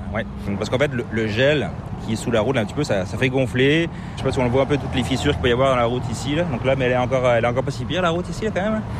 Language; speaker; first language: French; native; French